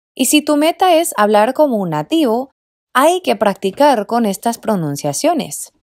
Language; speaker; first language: Spanish; non-native, fluent; English